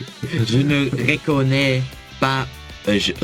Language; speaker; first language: French; non-native, learner; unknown